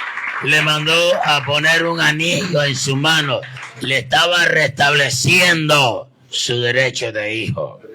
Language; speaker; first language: Spanish; native; Spanish